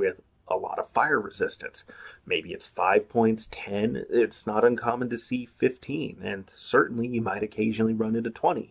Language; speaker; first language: English; native; English